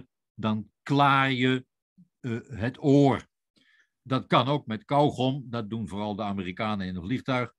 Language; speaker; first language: Dutch; native; Dutch